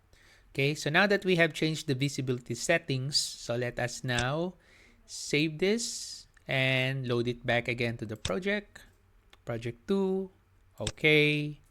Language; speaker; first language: English; non-native, local second language; Filipino